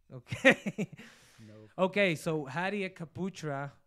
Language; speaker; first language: English; non-native, fluent; Portuguese